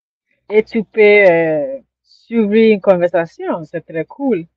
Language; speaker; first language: French; non-native, learner; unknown